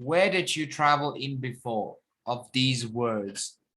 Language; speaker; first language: English; non-native, fluent; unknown